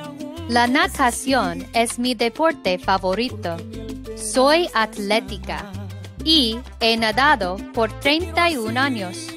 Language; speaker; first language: Spanish; non-native, fluent; English